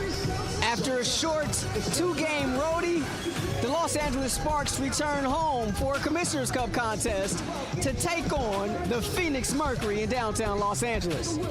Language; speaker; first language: English; native; English